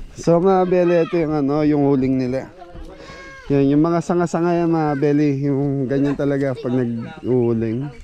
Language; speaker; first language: Filipino; non-native, local second language; Pampanga